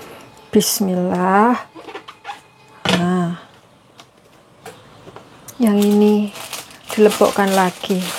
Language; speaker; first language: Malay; non-native, local second language; Javanese